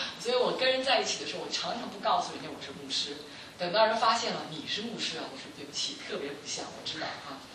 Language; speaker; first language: Chinese; non-native, local second language; Cantonese